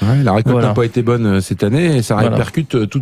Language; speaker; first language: French; native; French